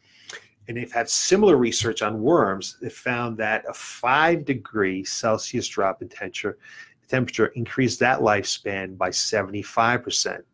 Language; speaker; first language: English; native; English